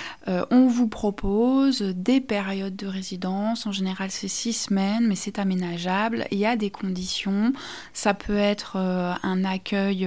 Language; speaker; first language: French; native; French